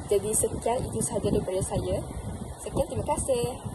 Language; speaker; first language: Malay; native; Malay